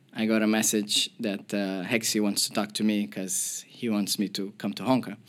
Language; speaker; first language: English; non-native, fluent; Portuguese